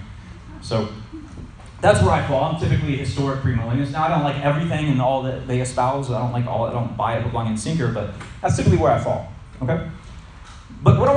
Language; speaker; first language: English; native; English